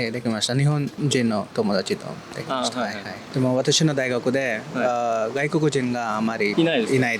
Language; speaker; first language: Japanese; non-native, learner; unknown